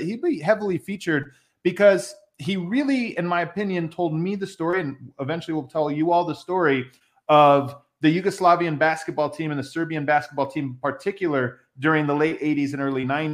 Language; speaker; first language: English; native; English